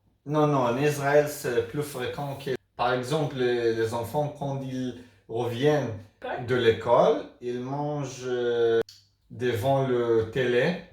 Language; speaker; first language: French; non-native, learner; Hebrew